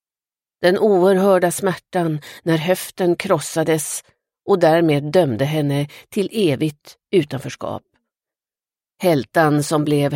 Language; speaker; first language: Swedish; native; Swedish